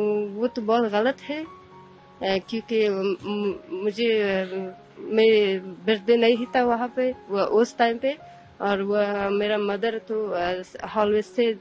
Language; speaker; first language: Hindi; early bilingual, other home language; Persian